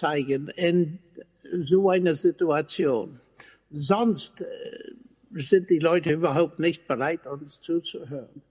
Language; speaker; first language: German; non-native, fluent; English